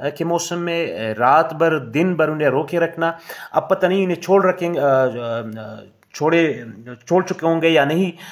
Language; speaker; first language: Urdu; non-native, local second language; Pashto